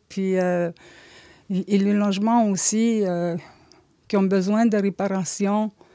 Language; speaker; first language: French; non-native, local second language; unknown